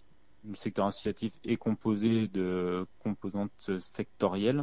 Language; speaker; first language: French; native; French